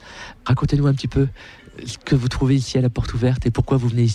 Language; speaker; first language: French; native; French